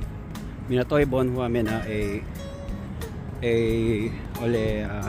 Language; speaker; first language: Finnish; non-native, learner; Filipino